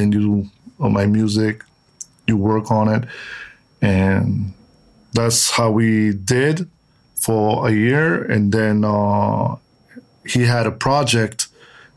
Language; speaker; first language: English; non-native, fluent; Italian